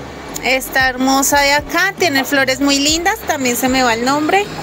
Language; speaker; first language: Spanish; native; Spanish